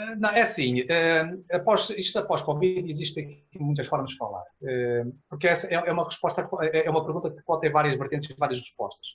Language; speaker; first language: Portuguese; native; Portuguese